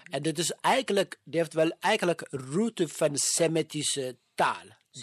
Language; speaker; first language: Dutch; non-native, fluent; Amharic